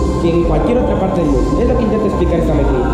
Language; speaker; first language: Spanish; native; Spanish